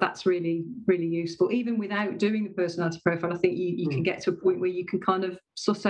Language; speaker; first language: English; native; English